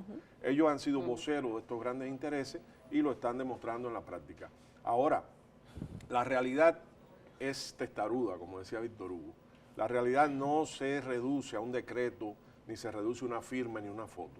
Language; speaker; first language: Spanish; native; Spanish